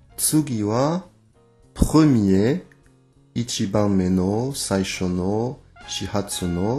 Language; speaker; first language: Japanese; non-native, fluent; French